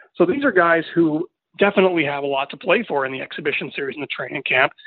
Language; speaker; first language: English; native; English